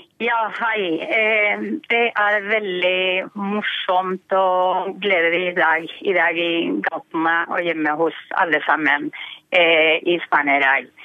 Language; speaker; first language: Norwegian; non-native, fluent; Spanish